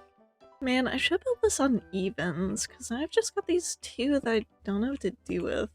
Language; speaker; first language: English; native; English